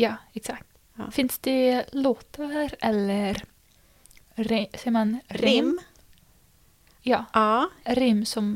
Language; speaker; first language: Swedish; non-native, fluent; English